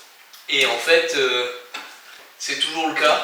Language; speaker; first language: French; native; French